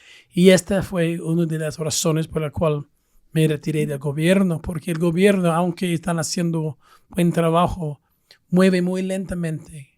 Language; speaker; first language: Spanish; non-native, fluent; English